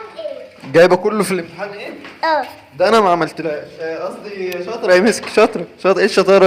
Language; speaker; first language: Arabic; native; Arabic